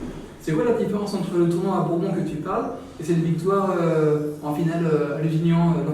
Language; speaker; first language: French; native; French